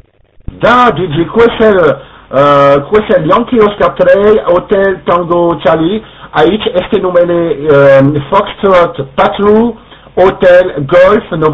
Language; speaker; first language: Romanian; non-native, learner; French